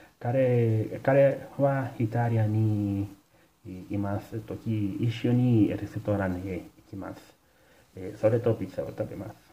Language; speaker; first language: Japanese; non-native, learner; Italian